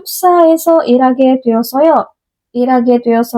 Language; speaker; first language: Korean; non-native, fluent; Indonesian